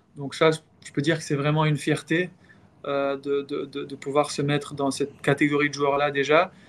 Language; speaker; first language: French; non-native, local second language; Arabic